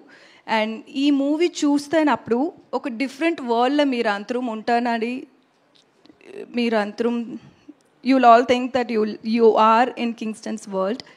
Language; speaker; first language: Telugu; non-native, learner; Tamil